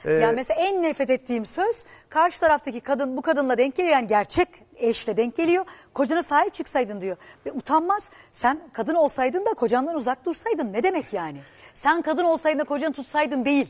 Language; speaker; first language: Turkish; native; Turkish